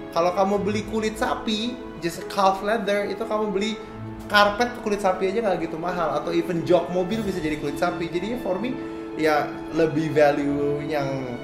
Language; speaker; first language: Indonesian; native; Indonesian